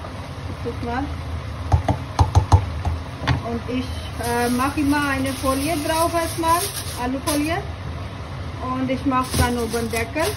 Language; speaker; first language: German; non-native, learner; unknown